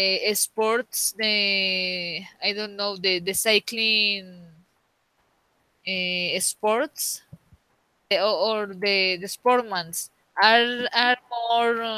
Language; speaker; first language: English; non-native, learner; Spanish